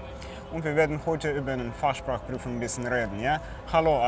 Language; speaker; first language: German; non-native, fluent; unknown